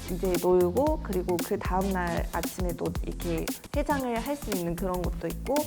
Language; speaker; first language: Korean; non-native, fluent; Mongolian